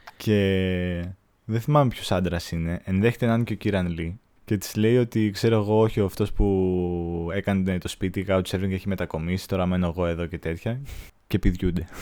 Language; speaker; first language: Greek; native; Greek